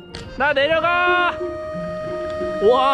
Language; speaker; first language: Korean; native; Korean